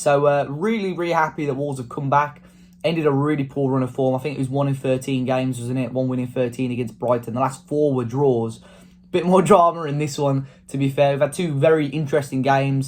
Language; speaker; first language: English; native; English